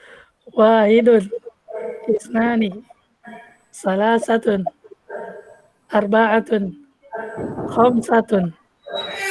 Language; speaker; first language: Arabic; non-native, learner; Indonesian